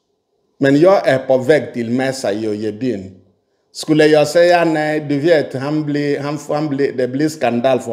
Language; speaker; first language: Swedish; non-native, fluent; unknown